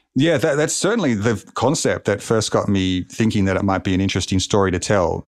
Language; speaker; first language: English; native; English